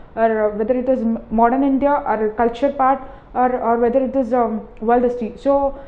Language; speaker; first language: English; non-native, local second language; Tamil